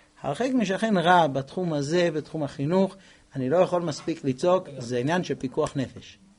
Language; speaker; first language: Hebrew; non-native, fluent; English